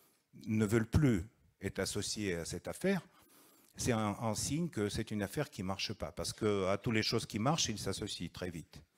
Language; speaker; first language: French; non-native, fluent; Russian